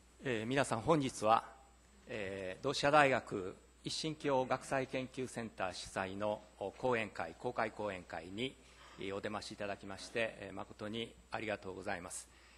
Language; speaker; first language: Japanese; native; Japanese